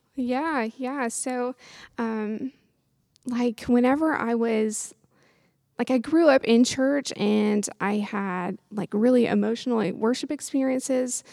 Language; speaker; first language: English; native; English